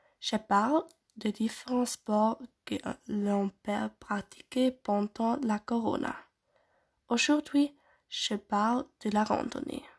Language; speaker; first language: French; non-native, local second language; German